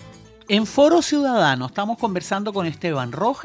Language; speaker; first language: Spanish; native; Spanish